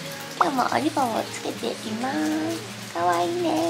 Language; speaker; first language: Japanese; native; Japanese